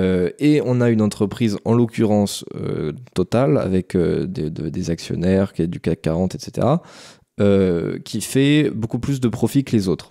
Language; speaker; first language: French; native; French